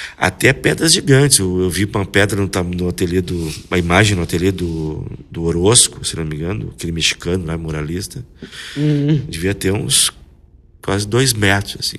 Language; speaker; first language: Portuguese; native; Portuguese